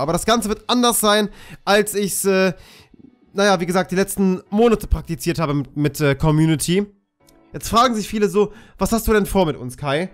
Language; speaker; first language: German; native; German